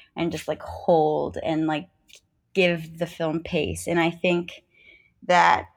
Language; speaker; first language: English; native; English